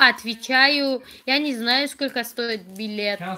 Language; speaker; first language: Russian; non-native, learner; Tajik